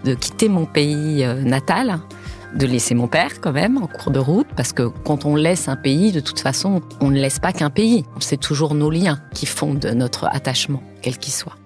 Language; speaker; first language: French; early bilingual, heritage; French